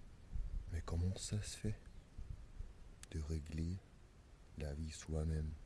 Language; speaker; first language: French; non-native, learner; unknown